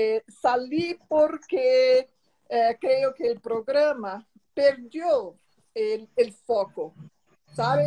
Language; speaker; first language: Spanish; non-native, learner; Portuguese